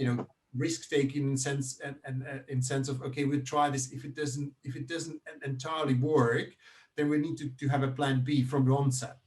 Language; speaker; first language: English; non-native, fluent; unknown